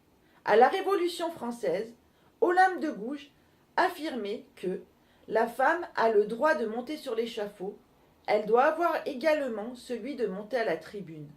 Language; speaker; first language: French; native; French